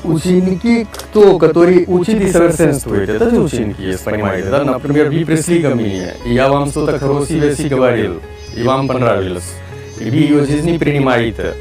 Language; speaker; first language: Russian; non-native, learner; Hindi